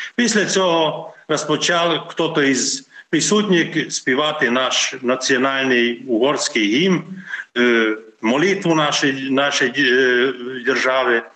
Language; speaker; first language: Ukrainian; non-native, local second language; Hungarian